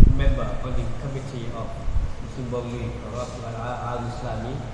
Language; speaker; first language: English; non-native, fluent; Malay